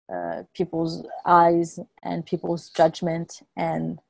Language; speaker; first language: English; non-native, fluent; French